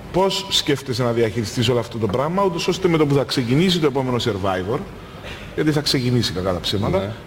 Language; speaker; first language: Greek; native; Greek